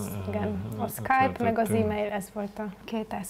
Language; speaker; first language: Hungarian; non-native, fluent; Polish